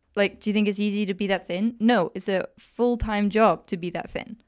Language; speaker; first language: English; native; English